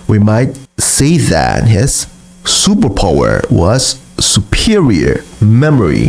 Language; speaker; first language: English; non-native, fluent; Korean